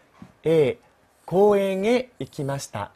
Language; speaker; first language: Japanese; non-native, fluent; Chinese